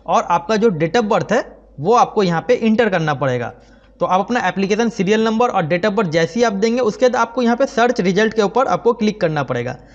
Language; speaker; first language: Hindi; non-native, local second language; Bangla